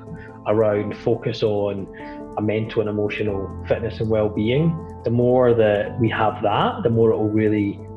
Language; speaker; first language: English; native; English